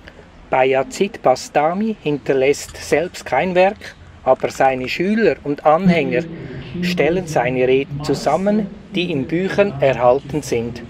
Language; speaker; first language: German; native; German